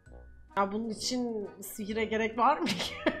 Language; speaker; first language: Turkish; native; Turkish